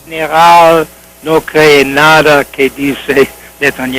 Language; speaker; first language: Spanish; non-native, learner; English